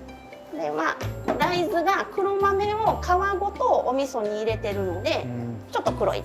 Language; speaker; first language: Japanese; native; Japanese